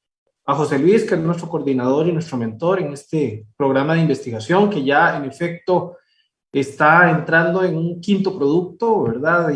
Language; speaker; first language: Spanish; native; Spanish